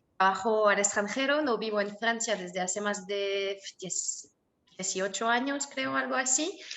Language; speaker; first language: Spanish; non-native, fluent; French